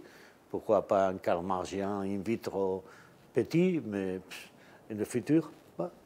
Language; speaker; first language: French; non-native, fluent; Spanish